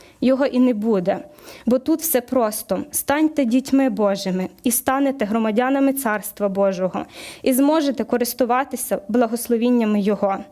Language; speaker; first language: Ukrainian; native; Ukrainian